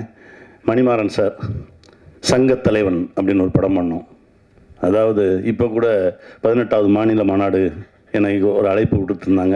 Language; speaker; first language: Tamil; native; Tamil